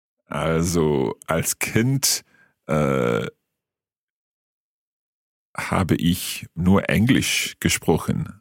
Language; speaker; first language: German; non-native, learner; English